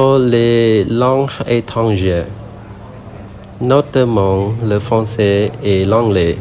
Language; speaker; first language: French; non-native, learner; Khmer